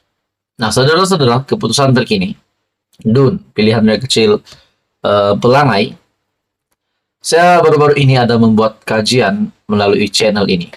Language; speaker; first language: Malay; native; Malay